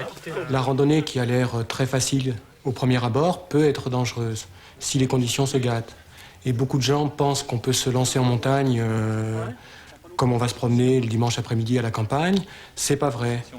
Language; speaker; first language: French; native; French